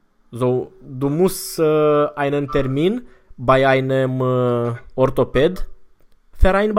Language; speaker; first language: German; non-native, fluent; Romanian